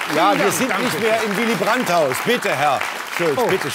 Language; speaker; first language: German; native; German